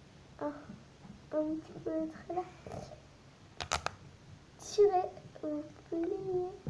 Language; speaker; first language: French; native; French